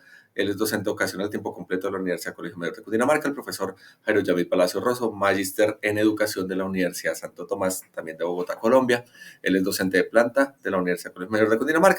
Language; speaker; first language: Spanish; native; Spanish